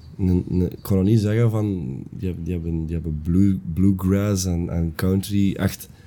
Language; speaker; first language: Dutch; native; Dutch